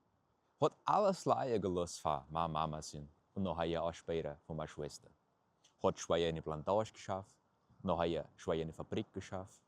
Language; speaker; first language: German; early bilingual, heritage; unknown